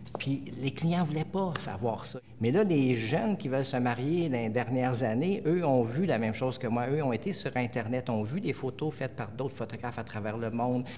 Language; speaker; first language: French; native; French